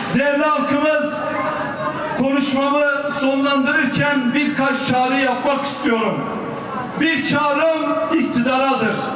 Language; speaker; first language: Turkish; non-native, local second language; Kurdish